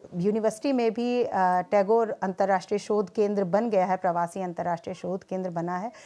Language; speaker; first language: Hindi; native; Hindi